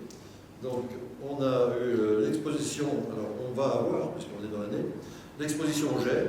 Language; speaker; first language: French; native; French